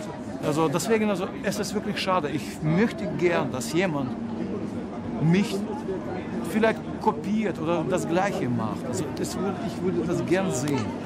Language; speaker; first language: German; non-native, fluent; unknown